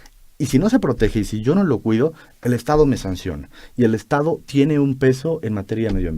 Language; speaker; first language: Spanish; native; Spanish